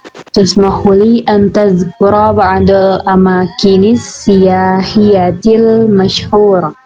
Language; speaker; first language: Arabic; non-native, learner; Indonesian